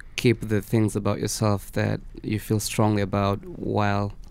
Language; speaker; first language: English; non-native, local second language; Swahili